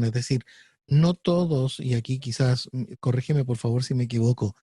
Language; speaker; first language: Spanish; native; Spanish